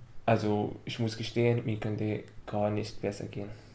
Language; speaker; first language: German; non-native, fluent; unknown